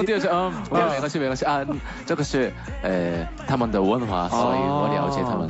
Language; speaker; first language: Chinese; non-native, learner; Korean